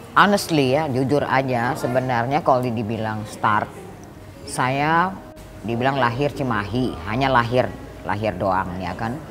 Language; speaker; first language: Indonesian; early bilingual, heritage; Indonesian